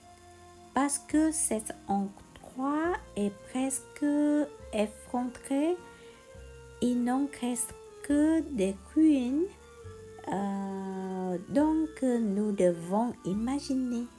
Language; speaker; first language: French; non-native, learner; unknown